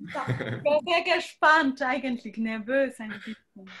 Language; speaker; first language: German; non-native, fluent; Spanish